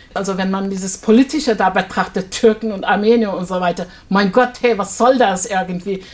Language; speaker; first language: German; non-native, fluent; Turkish